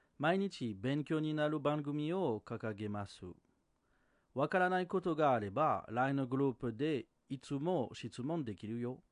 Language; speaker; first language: Japanese; non-native, fluent; French